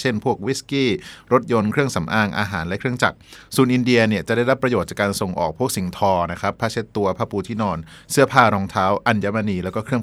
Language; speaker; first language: Thai; native; Thai